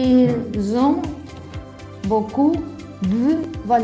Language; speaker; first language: French; non-native, learner; Spanish